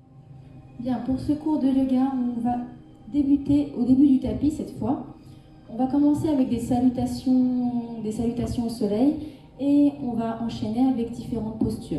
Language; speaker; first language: French; native; French